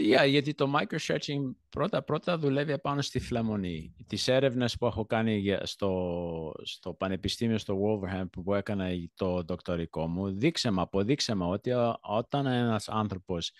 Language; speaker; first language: Greek; early bilingual, heritage; Greek